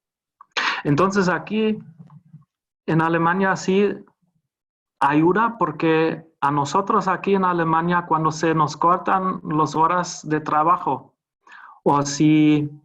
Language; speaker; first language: Spanish; non-native, fluent; German